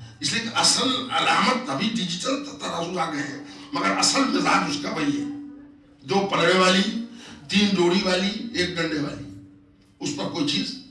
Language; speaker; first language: Urdu; native; Urdu